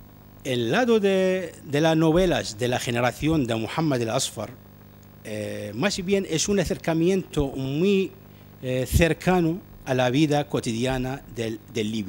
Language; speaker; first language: Spanish; non-native, fluent; Arabic